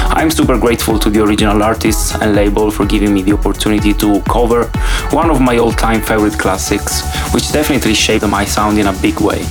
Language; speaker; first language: English; non-native, fluent; Italian